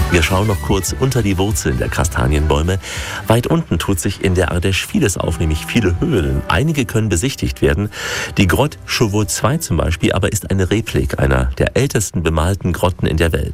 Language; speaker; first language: German; native; German